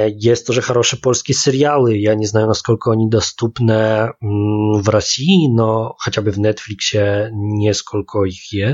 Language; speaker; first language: Polish; non-native, learner; Russian